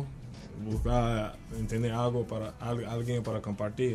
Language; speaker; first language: Spanish; non-native, learner; English